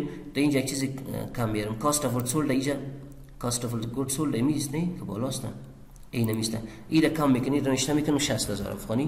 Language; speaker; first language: Persian; non-native, local second language; Pashto